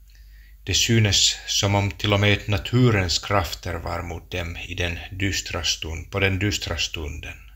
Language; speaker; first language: Swedish; non-native, local second language; Finnish